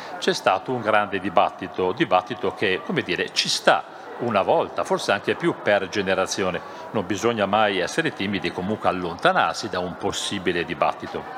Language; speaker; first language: Italian; non-native, fluent; German